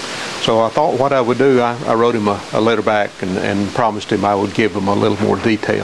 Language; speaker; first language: English; native; English